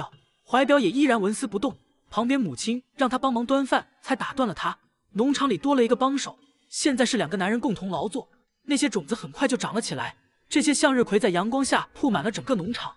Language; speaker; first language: Chinese; native; Chinese